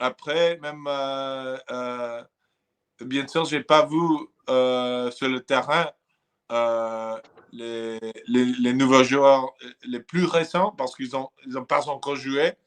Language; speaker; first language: French; non-native, fluent; English